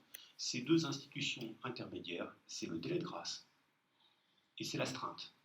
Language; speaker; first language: French; native; French